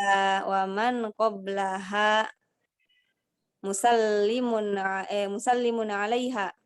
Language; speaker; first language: Arabic; non-native, learner; Indonesian